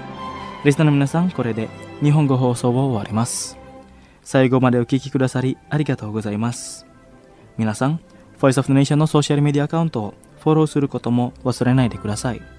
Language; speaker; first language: Japanese; non-native, fluent; Indonesian